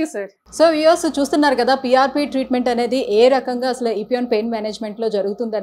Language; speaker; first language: Telugu; native; Telugu